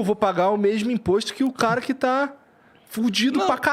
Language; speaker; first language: Portuguese; native; Portuguese